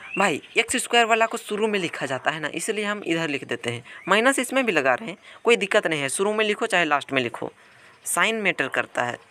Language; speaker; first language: Hindi; native; Hindi